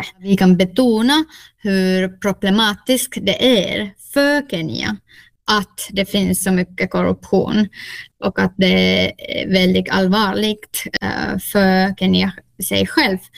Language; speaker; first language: Swedish; non-native, local second language; Finnish